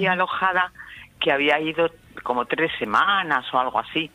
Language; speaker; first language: Spanish; native; Spanish